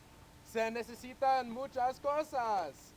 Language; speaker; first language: Spanish; non-native, learner; English